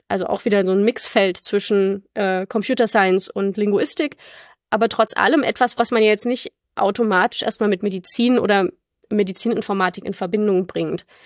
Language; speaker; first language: German; native; German